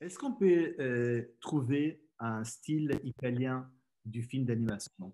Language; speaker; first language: French; non-native, fluent; Italian